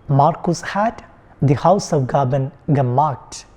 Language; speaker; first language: German; non-native, fluent; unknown